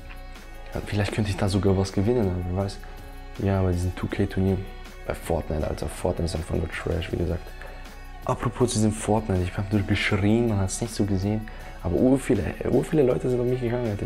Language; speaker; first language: German; native; German